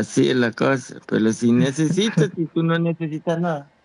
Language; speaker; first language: Spanish; non-native, fluent; Haitian Creole